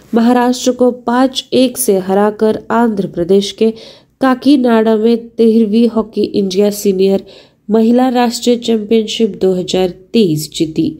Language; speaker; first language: Hindi; non-native, local second language; Marathi